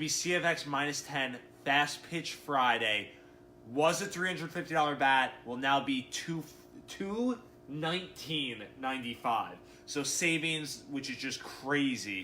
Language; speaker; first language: English; native; English